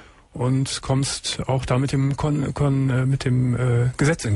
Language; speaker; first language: German; native; German